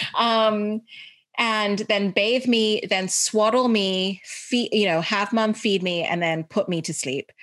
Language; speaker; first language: English; early bilingual, heritage; Arabic